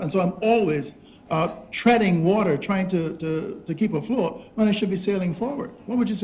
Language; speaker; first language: English; native; English